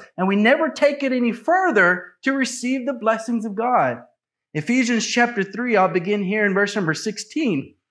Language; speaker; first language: English; native; English